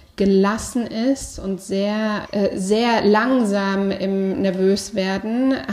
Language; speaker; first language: German; native; German